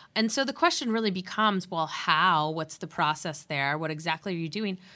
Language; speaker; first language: English; native; English